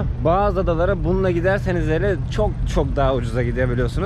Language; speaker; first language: Turkish; native; Turkish